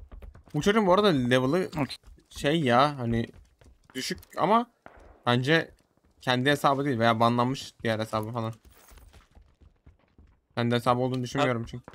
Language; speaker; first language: Turkish; native; Turkish